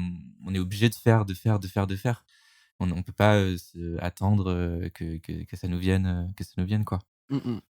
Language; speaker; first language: French; native; French